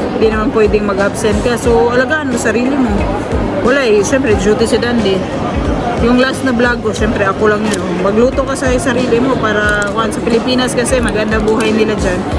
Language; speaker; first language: Filipino; non-native, local second language; Cebuano